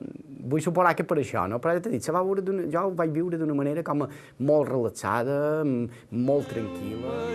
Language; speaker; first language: Catalan; native; Catalan